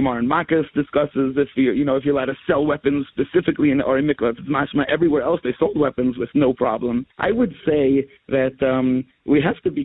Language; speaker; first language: English; native; English